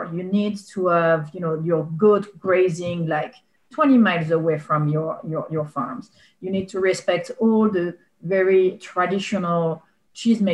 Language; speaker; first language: English; non-native, fluent; French